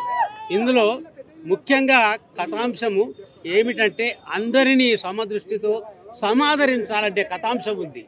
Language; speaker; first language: Telugu; native; Telugu